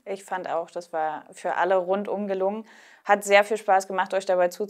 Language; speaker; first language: German; native; German